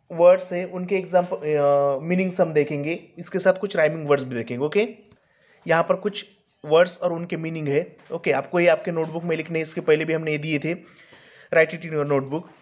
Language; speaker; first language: Hindi; non-native, local second language; Marathi